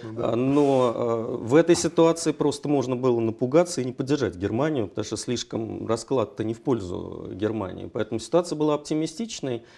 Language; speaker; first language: Russian; native; Russian